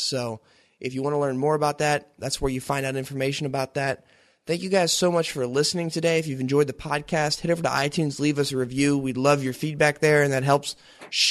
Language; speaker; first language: English; native; English